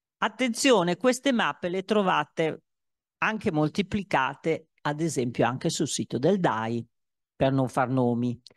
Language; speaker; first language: Italian; native; Italian